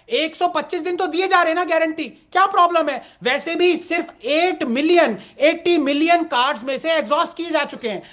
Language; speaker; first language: Hindi; non-native, local second language; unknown